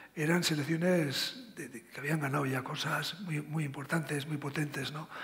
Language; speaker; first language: Spanish; native; Spanish